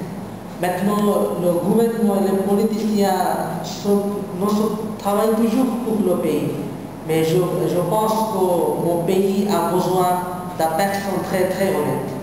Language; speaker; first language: French; non-native, learner; Bangla